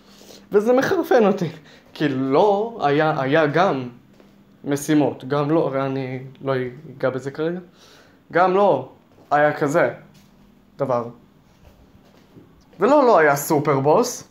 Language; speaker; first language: Hebrew; native; Hebrew